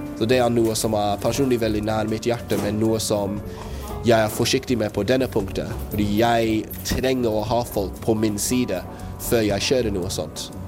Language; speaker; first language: Norwegian; non-native, fluent; English